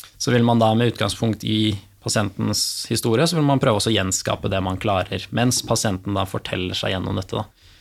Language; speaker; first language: Norwegian; native; Norwegian